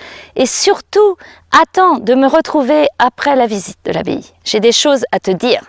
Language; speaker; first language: French; native; French